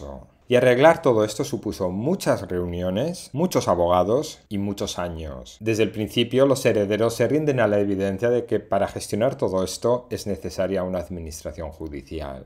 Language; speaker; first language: Spanish; native; Spanish